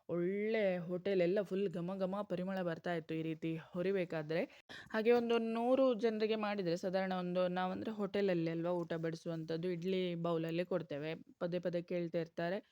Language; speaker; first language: Kannada; non-native, local second language; Konkani